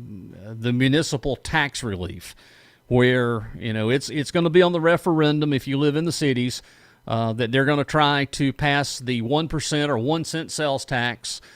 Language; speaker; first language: English; native; English